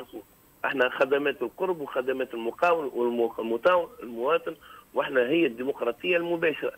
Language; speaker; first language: Arabic; native; Arabic